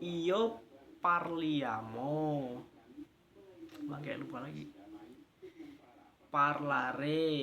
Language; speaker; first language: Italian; non-native, learner; Indonesian